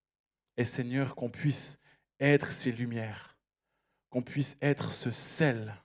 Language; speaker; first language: French; native; French